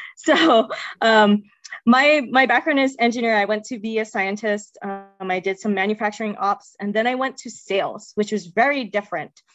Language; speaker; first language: English; native; English